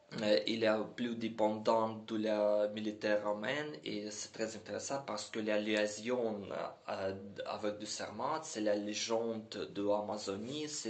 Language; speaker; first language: French; non-native, learner; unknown